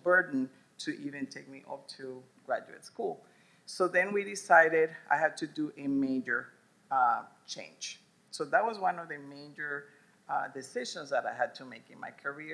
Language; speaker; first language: English; non-native, fluent; Spanish